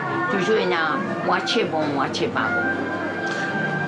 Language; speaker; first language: French; non-native, local second language; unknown